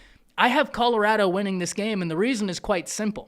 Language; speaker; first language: English; native; English